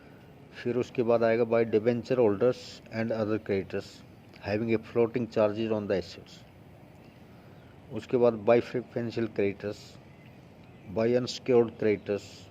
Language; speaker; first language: Hindi; native; Hindi